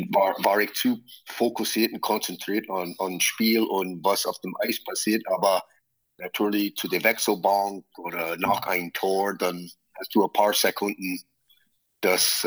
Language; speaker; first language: German; non-native, fluent; English